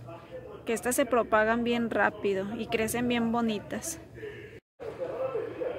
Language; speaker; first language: Spanish; early bilingual, heritage; Spanish